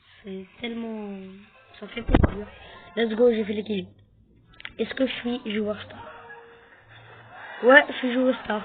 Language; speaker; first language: French; native; French